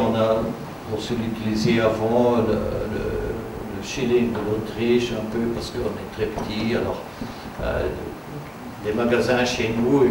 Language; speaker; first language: French; non-native, fluent; German